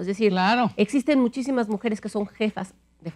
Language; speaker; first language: Spanish; native; Spanish